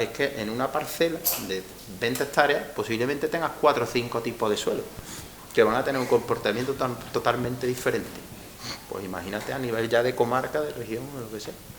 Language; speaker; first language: Spanish; native; Spanish